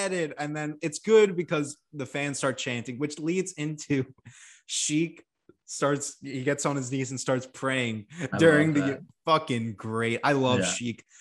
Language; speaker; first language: English; native; English